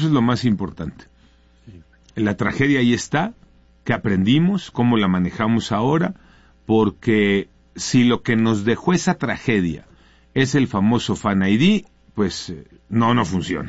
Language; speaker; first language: Spanish; native; Spanish